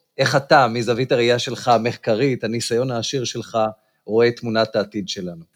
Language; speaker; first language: Hebrew; native; Hebrew